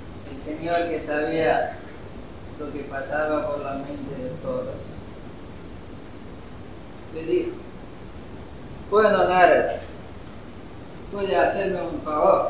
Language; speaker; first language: Spanish; non-native, fluent; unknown